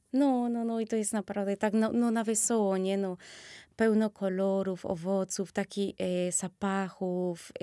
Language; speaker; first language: Polish; early bilingual, other home language; Spanish